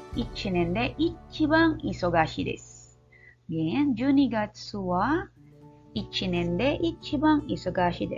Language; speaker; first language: Japanese; non-native, fluent; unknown